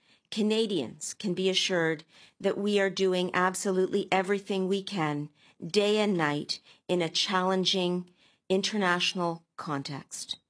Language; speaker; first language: English; native; English